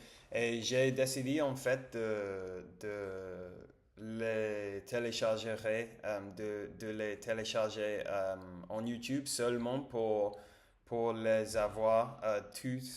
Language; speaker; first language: French; non-native, learner; Spanish